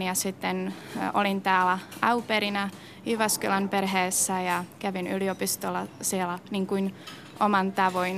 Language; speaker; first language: Finnish; non-native, fluent; Czech